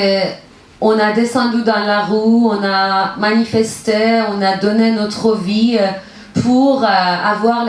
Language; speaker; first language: French; non-native, learner; Persian